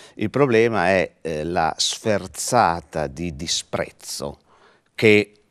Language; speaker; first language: Italian; native; Italian